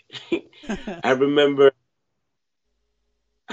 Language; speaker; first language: English; non-native, fluent; Spanish